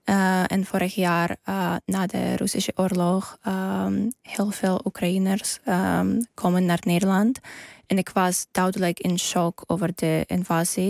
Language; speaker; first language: Dutch; non-native, learner; Ukrainian